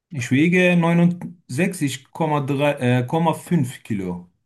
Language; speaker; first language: German; non-native, learner; Turkish